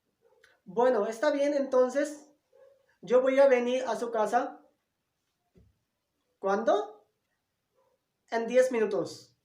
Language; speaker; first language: Spanish; non-native, learner; Hindi